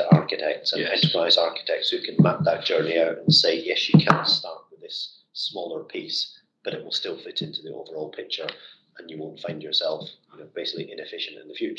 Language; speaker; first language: English; native; English